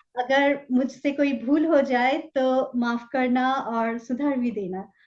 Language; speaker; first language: Hindi; non-native, local second language; Bangla